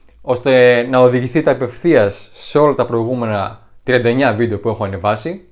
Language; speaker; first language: Greek; native; Greek